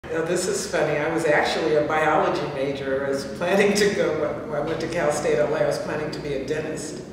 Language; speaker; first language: English; native; English